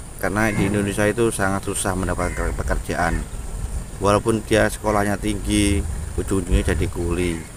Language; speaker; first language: Indonesian; non-native, local second language; Javanese